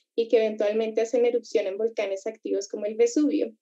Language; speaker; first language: Spanish; native; Spanish